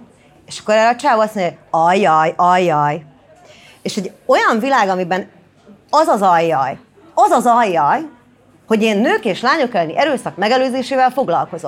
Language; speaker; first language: Hungarian; native; Hungarian